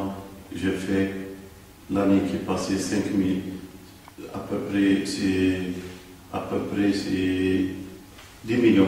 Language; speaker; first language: French; non-native, local second language; Arabic